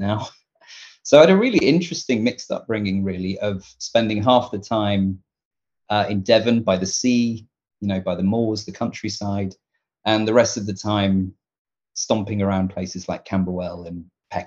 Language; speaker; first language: English; native; English